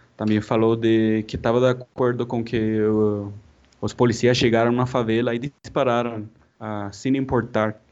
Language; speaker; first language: Portuguese; non-native, fluent; Spanish